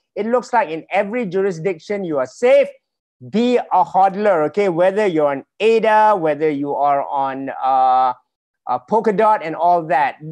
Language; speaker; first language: English; non-native, local second language; Malay